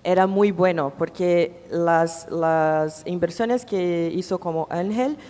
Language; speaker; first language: Spanish; non-native, fluent; Portuguese